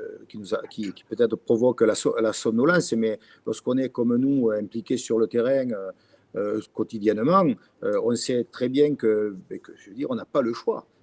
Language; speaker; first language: French; native; French